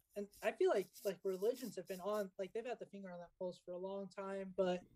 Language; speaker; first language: English; early bilingual, other home language; Spanish